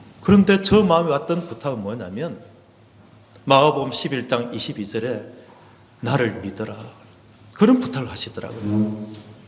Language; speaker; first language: Korean; native; Korean